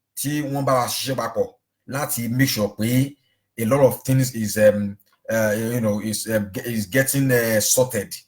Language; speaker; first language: English; non-native, local second language; Yoruba